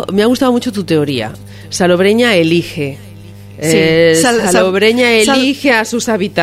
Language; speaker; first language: Spanish; native; Spanish